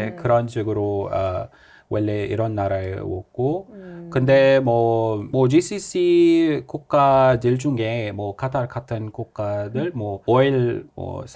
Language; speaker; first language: Korean; non-native, fluent; Arabic